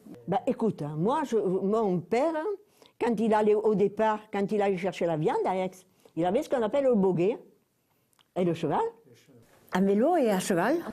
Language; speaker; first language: French; native; French